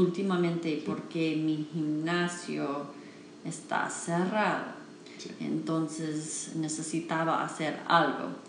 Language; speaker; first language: Spanish; non-native, learner; English